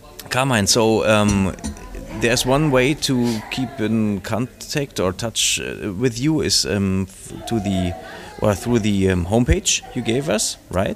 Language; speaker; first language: English; non-native, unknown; German